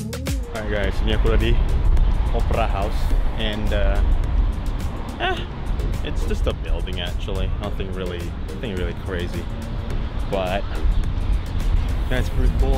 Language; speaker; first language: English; non-native, fluent; Indonesian